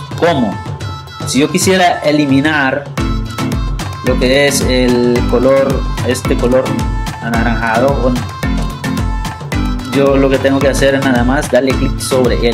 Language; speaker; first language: Spanish; native; Spanish